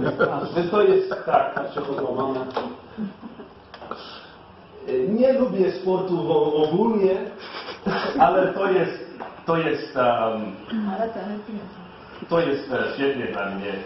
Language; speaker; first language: Polish; non-native, learner; English